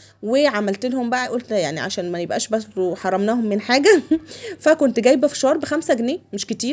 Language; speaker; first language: Arabic; native; Arabic